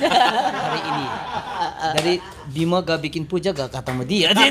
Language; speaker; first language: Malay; non-native, learner; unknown